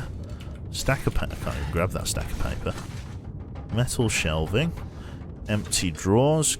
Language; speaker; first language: English; native; English